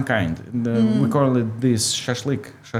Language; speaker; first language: English; non-native, learner; Russian